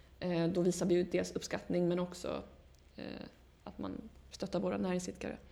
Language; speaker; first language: Swedish; early bilingual, heritage; Swedish